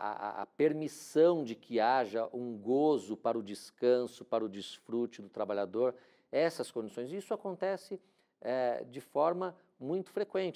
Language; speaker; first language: Portuguese; native; Portuguese